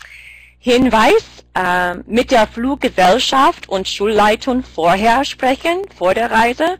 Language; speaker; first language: German; non-native, fluent; English